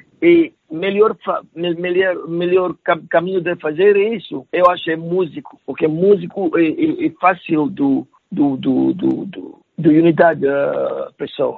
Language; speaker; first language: Portuguese; non-native, learner; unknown